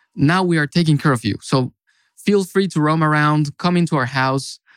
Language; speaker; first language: English; non-native, fluent; Spanish